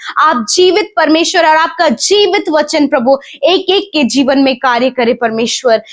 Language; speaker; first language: Hindi; native; Hindi